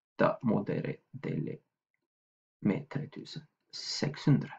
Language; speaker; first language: Norwegian; non-native, fluent; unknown